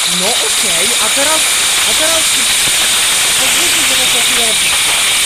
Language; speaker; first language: Polish; native; Polish